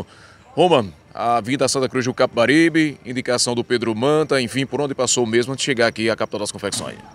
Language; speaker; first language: Portuguese; native; Portuguese